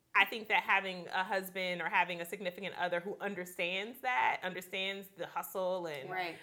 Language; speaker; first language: English; native; English